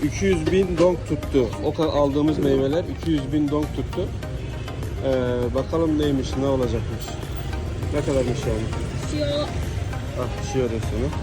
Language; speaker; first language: Turkish; native; Turkish